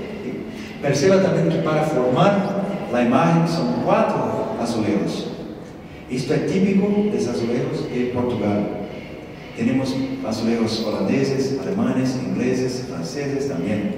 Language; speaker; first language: Spanish; non-native, learner; Portuguese